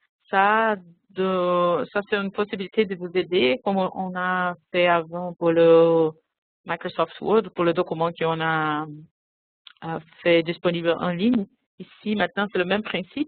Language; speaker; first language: French; non-native, fluent; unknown